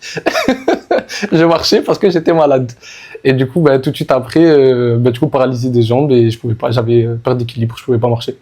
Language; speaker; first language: French; native; French